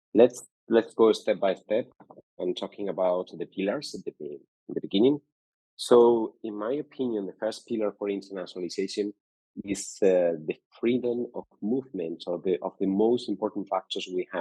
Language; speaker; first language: English; non-native, fluent; Spanish